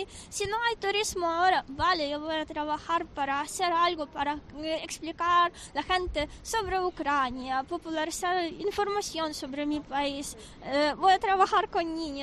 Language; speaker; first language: Spanish; non-native, fluent; Ukrainian